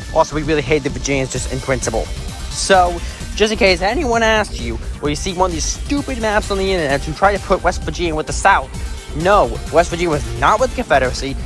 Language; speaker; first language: English; native; English